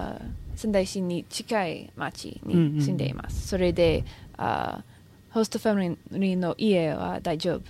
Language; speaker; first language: Japanese; non-native, learner; English